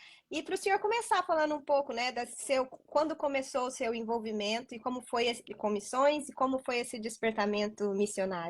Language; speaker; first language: Portuguese; native; Portuguese